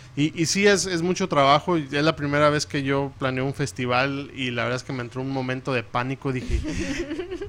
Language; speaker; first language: Spanish; early bilingual, heritage; Spanish